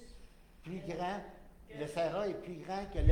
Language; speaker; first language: French; native; French